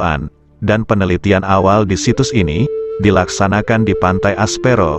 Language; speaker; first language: Indonesian; native; Indonesian